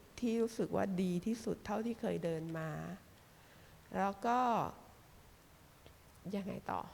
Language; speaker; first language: Thai; native; Thai